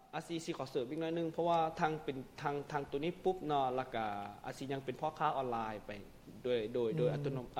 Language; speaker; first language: Lao; non-native, local second language; Hmong